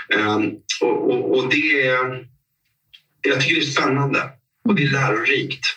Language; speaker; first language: Swedish; native; Swedish